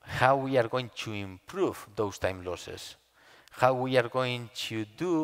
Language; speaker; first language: English; non-native, fluent; Spanish